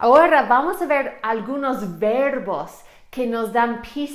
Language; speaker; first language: Spanish; non-native, fluent; English